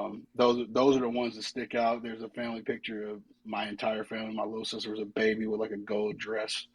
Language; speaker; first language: English; native; English